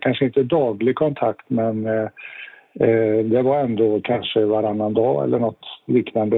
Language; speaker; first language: Swedish; native; Swedish